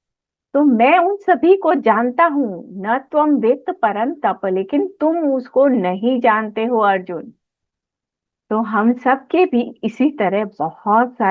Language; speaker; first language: Hindi; native; Hindi